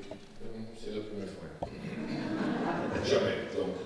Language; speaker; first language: French; non-native, fluent; Slovenian